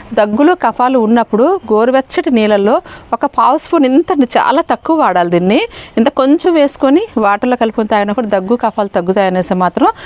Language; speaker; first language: Telugu; native; Telugu